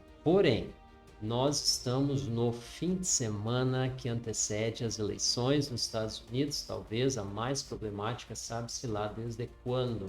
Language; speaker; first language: Portuguese; native; Portuguese